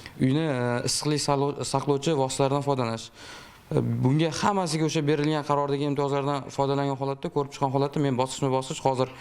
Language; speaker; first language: Uzbek; native; Uzbek